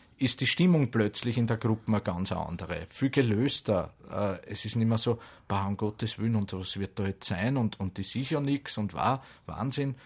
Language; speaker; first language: German; native; German